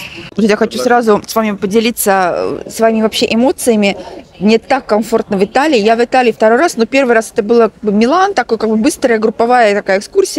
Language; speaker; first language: Russian; native; Russian